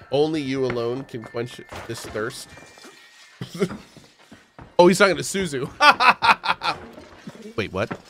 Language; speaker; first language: English; native; English